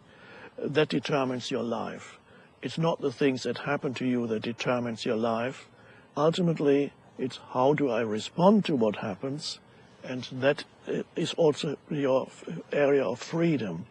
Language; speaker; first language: English; non-native, fluent; German